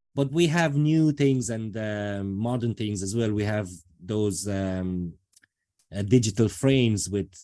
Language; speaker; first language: English; non-native, fluent; Romanian